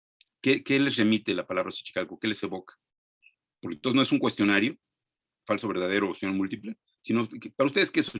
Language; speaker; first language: Spanish; native; Spanish